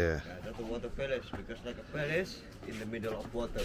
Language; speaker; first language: English; non-native, learner; Indonesian